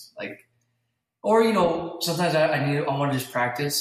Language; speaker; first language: English; native; English